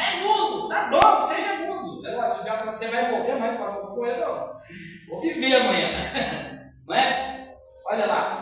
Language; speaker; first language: Portuguese; native; Portuguese